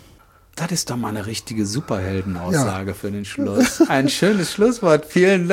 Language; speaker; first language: German; native; German